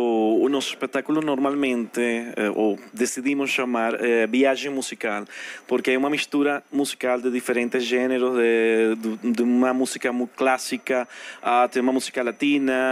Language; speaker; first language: Portuguese; non-native, fluent; Spanish